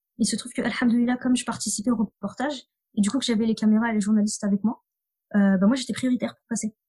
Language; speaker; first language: French; native; French